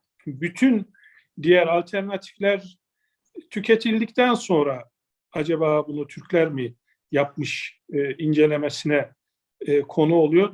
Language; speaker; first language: Turkish; native; Turkish